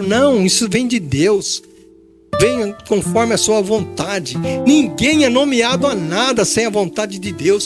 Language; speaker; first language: Portuguese; native; Portuguese